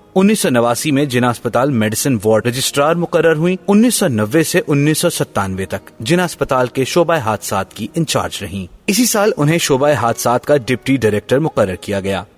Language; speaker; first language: Urdu; native; Urdu